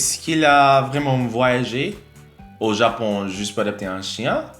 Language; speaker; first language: French; non-native, fluent; English